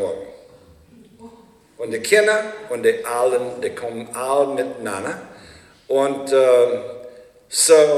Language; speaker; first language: German; early bilingual, heritage; Low German